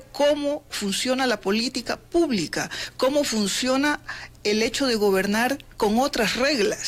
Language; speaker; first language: Spanish; native; Spanish